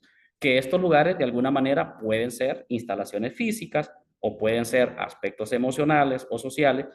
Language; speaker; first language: Spanish; native; Spanish